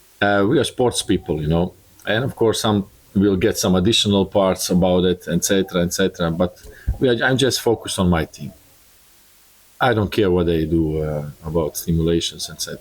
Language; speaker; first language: English; non-native, learner; Croatian